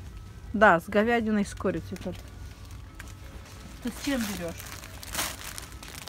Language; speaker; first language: Russian; non-native, fluent; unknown